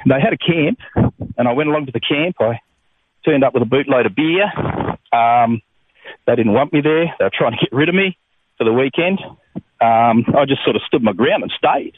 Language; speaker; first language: English; native; English